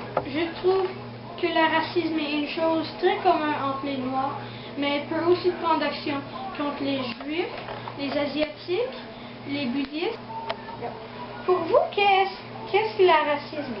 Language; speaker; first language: French; non-native, local second language; English